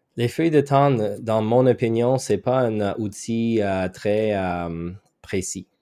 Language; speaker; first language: French; non-native, local second language; English